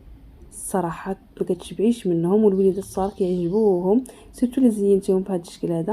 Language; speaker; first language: Arabic; native; Arabic